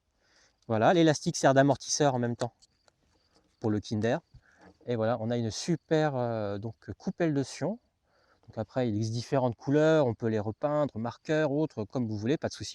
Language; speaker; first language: French; native; French